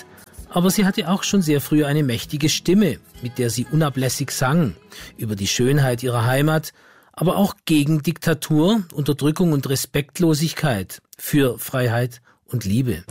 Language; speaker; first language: German; native; German